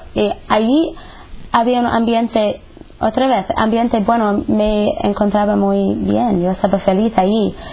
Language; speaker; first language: Spanish; non-native, fluent; English